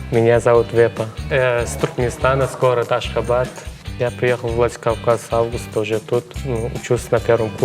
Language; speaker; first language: Russian; non-native, learner; Turkmen